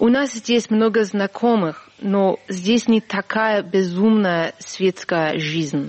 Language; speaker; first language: Russian; non-native, fluent; English